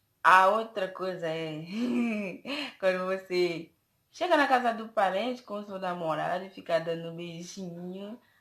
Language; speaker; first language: Portuguese; non-native, fluent; Haitian Creole